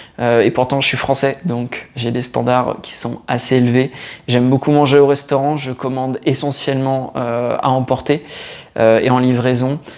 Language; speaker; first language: French; native; French